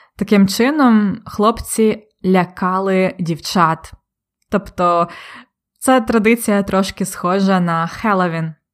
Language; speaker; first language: Ukrainian; native; Ukrainian